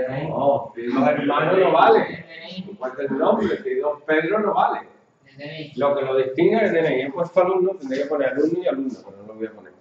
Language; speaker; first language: Spanish; native; Spanish